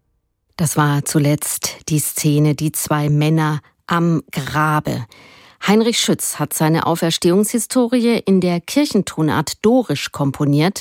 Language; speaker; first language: German; native; German